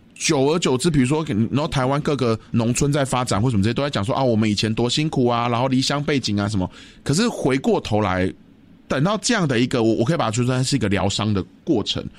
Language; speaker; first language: Chinese; native; Chinese